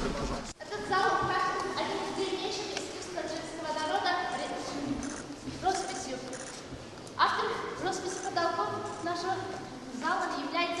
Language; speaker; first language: Russian; non-native, local second language; Tajik